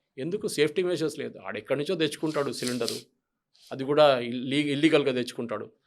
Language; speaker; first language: Telugu; non-native, local second language; Malayalam